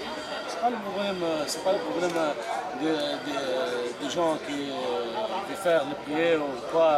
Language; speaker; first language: French; non-native, local second language; Arabic